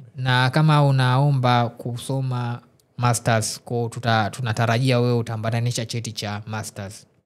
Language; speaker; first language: Swahili; native; Swahili